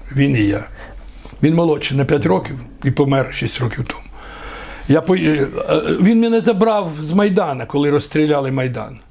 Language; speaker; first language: Ukrainian; native; Ukrainian